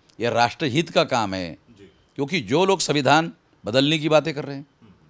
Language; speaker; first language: Hindi; native; Hindi